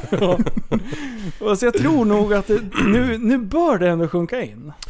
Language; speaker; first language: Swedish; native; Swedish